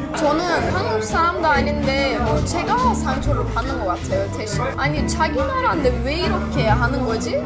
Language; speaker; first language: Korean; non-native, fluent; Turkish